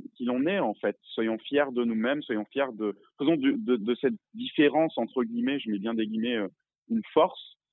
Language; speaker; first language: French; native; French